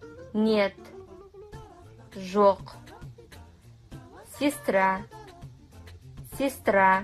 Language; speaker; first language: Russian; non-native, fluent; Kazakh